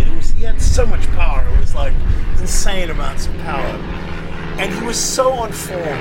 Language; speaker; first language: English; native; English